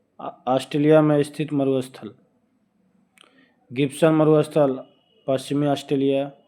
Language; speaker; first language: Hindi; native; Hindi